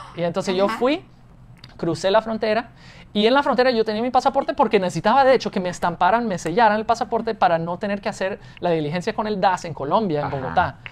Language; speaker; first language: Spanish; non-native, fluent; English